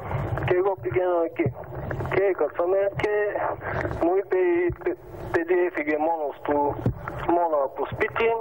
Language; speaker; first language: Greek; non-native, learner; Bulgarian